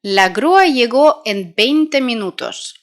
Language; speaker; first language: Spanish; non-native, fluent; Russian